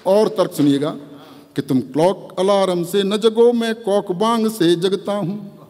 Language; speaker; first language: Hindi; native; Hindi